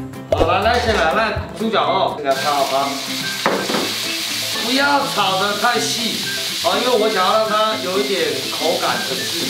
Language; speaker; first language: Chinese; native; Chinese